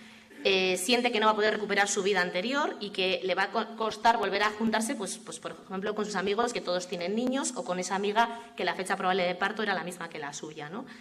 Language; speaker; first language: Spanish; native; Spanish